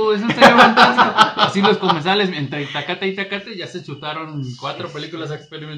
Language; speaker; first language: Spanish; native; Spanish